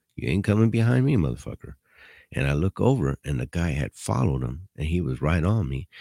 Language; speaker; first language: English; early bilingual, other home language; Spanish